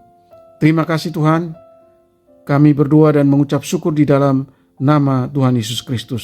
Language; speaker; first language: Indonesian; native; Indonesian